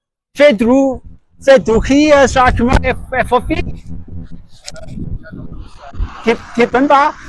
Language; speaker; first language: Welsh; non-native, learner; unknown